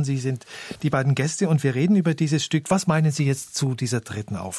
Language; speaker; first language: German; native; German